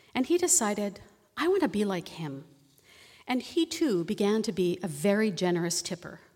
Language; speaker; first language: English; native; English